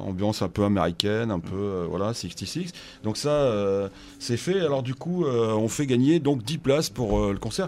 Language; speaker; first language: French; native; French